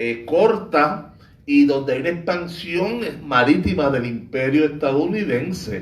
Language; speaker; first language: Spanish; native; Spanish